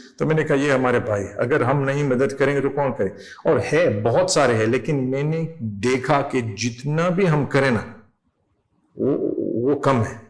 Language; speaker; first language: Urdu; non-native, fluent; English